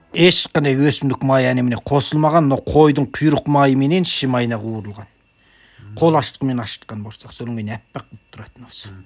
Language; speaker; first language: Kazakh; native; Kazakh